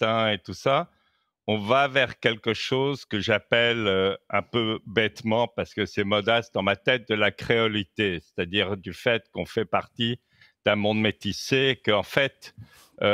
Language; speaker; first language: French; native; French